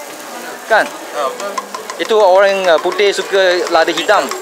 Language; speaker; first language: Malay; non-native, local second language; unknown